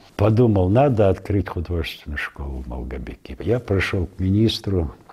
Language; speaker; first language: Russian; non-native, local second language; Ingush